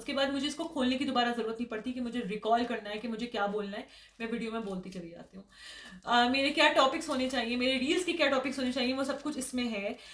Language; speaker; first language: Urdu; native; Urdu